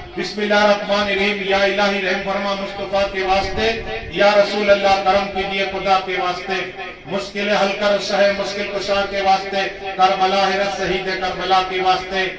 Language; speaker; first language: Urdu; non-native, local second language; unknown